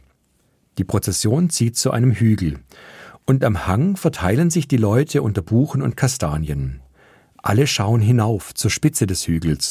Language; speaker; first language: German; native; German